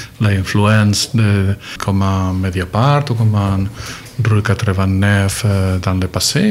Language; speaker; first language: French; non-native, learner; Catalan